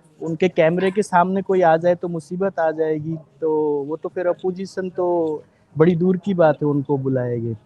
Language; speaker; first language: Hindi; native; Hindi